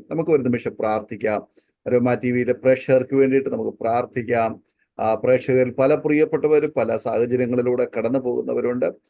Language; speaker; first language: Malayalam; native; Malayalam